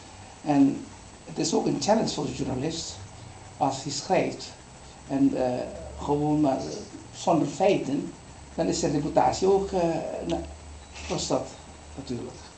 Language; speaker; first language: Dutch; non-native, fluent; Indonesian